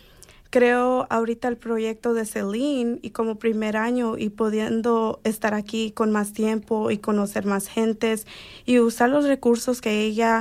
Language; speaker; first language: Spanish; early bilingual, heritage; Spanish